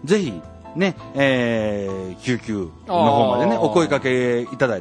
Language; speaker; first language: Japanese; native; Japanese